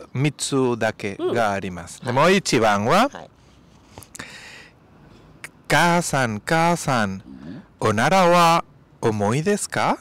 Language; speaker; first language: Japanese; non-native, learner; Spanish